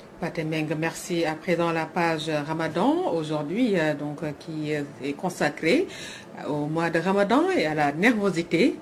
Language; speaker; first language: French; non-native, local second language; Wolof